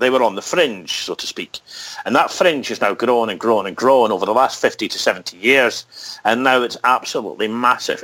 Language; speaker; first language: English; native; English